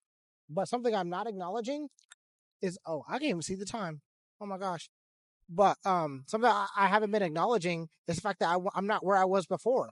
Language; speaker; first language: English; native; English